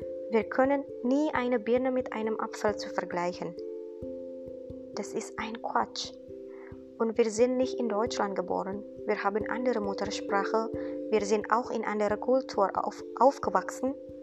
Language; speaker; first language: German; non-native, fluent; Indonesian